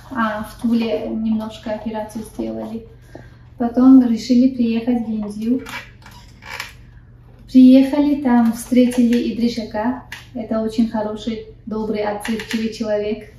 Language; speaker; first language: Russian; non-native, local second language; Tajik